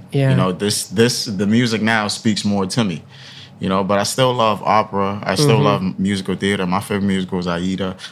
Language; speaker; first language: English; early bilingual, other home language; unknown